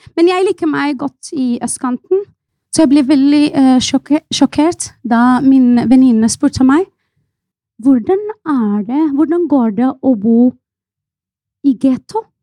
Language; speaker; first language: Norwegian; non-native, fluent; Arabic